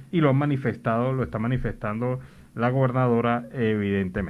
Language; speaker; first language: Spanish; native; Spanish